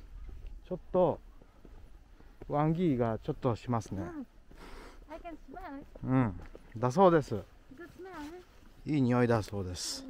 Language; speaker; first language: Japanese; non-native, learner; Indonesian